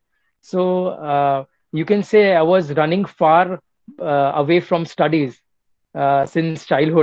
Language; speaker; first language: English; non-native, local second language; Telugu